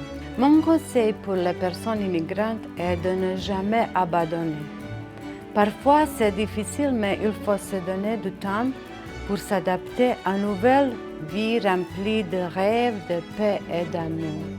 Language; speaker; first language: French; non-native, fluent; Bosnian